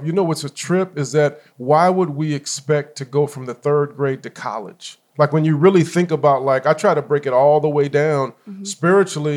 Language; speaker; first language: English; native; English